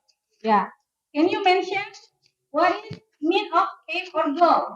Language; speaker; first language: English; non-native, fluent; Indonesian